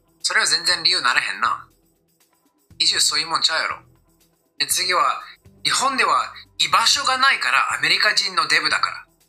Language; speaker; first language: Japanese; non-native, fluent; English